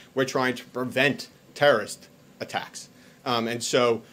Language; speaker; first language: English; native; English